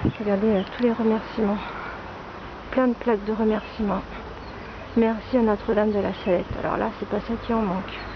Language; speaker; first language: French; native; French